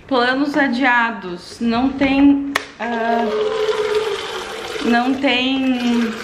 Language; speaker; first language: Portuguese; native; Portuguese